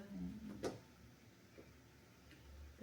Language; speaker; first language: French; native; French